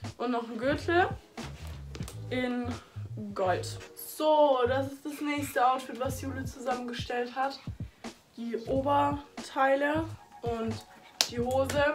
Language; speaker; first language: German; native; German